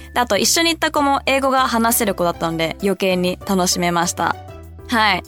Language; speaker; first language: Japanese; early bilingual, heritage; Japanese